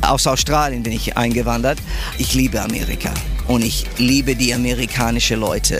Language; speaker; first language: German; non-native, fluent; English